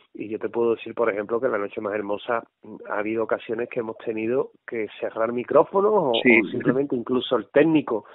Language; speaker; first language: Spanish; native; Spanish